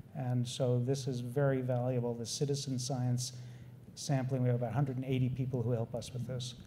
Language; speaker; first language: English; native; English